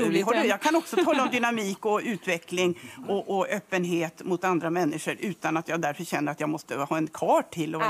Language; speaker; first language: Swedish; native; Swedish